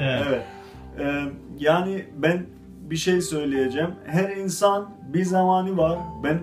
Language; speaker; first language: Turkish; non-native, fluent; Azerbaijani